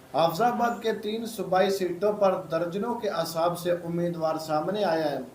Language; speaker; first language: Urdu; non-native, local second language; Punjabi